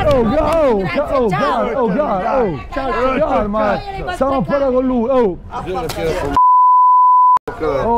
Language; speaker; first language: Italian; native; Italian